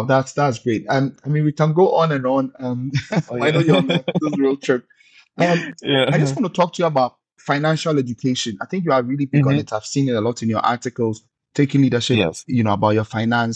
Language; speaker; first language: English; non-native, local second language; Akan